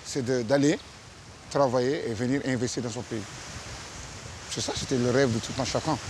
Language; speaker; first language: French; non-native, local second language; Fula